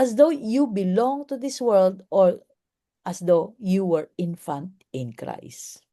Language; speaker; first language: English; non-native, local second language; Filipino